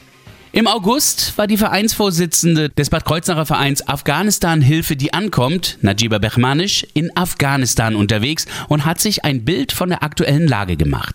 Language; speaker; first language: German; native; German